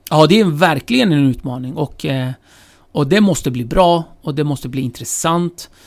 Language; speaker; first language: Swedish; early bilingual, other home language; Kurdish